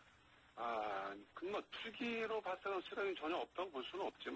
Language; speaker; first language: Korean; native; Korean